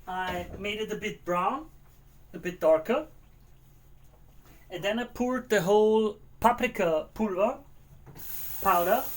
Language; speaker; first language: English; non-native, fluent; German